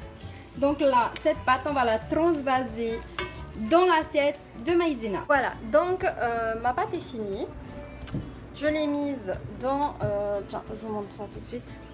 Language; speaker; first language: French; native; French